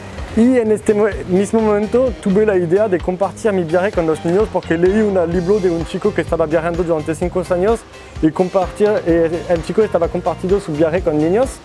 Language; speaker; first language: Spanish; non-native, learner; French